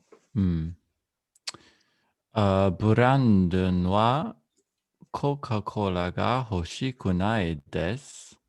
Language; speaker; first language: Japanese; non-native, learner; English